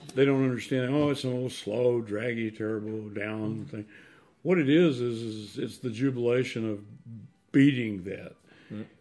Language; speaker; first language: English; native; English